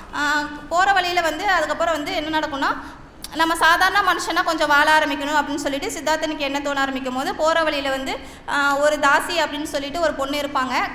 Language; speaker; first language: Tamil; native; Tamil